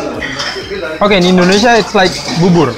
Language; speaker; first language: English; non-native, fluent; Indonesian